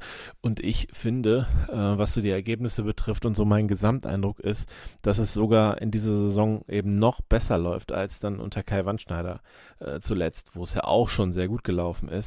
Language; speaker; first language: German; native; German